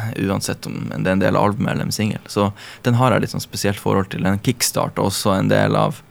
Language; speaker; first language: Norwegian; native; Norwegian